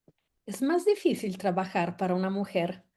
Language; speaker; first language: Spanish; non-native, fluent; Italian